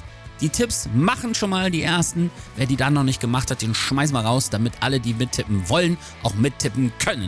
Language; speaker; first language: German; native; German